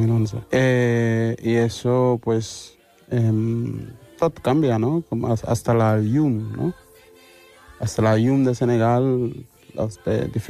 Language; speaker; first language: Catalan; early bilingual, other home language; Wolof